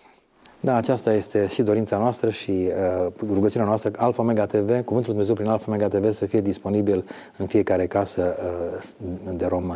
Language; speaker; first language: Romanian; native; Romanian